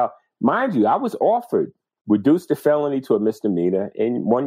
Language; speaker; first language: English; native; English